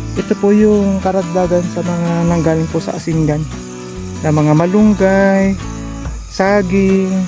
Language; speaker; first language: Filipino; non-native, local second language; Iloko